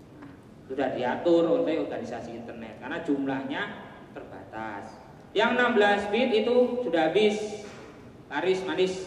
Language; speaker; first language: Indonesian; non-native, local second language; Javanese